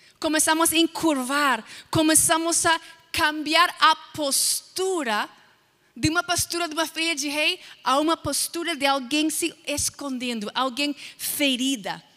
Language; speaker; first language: Portuguese; non-native, fluent; English